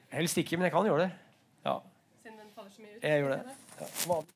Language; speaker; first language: Norwegian; native; Norwegian